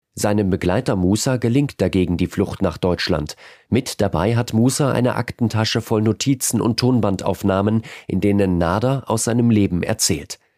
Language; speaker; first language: German; native; German